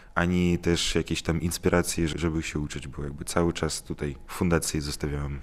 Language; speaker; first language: Polish; non-native, fluent; Ukrainian